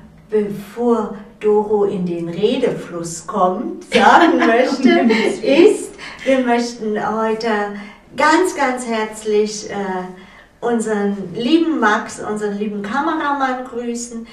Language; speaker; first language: German; native; German